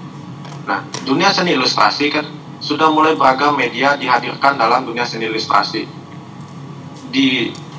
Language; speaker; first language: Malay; non-native, local second language; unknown